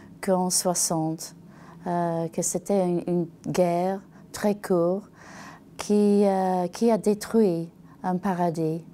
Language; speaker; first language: French; non-native, learner; English